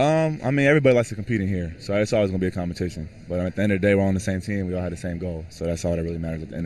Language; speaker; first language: English; native; English